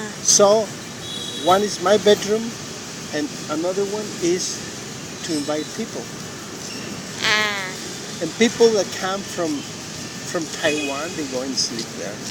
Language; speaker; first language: English; non-native, fluent; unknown